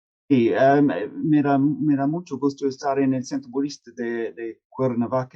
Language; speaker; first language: Spanish; non-native, fluent; English